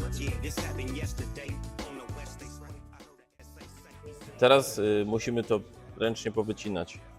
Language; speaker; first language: Polish; native; Polish